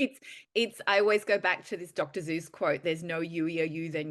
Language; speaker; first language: English; native; English